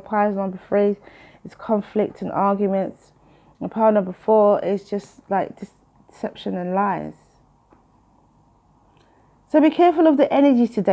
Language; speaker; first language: English; native; English